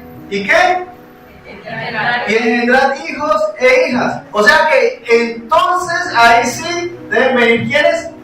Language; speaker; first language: Spanish; native; Spanish